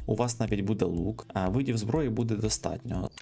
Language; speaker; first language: Ukrainian; native; Ukrainian